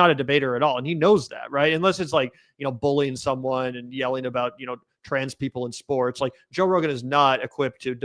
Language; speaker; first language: English; native; English